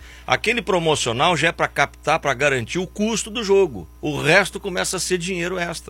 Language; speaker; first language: Portuguese; native; Portuguese